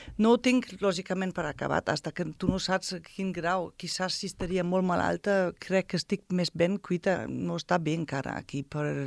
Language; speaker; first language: Catalan; non-native, fluent; German